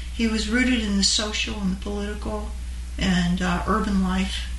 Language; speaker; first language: English; native; English